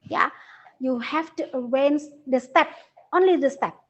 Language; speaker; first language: English; non-native, learner; Indonesian